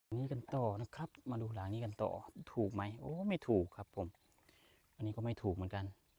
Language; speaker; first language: Thai; non-native, local second language; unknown